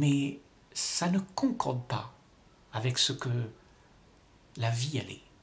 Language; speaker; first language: French; native; French